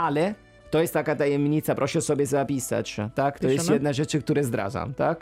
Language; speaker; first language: Polish; non-native, fluent; Italian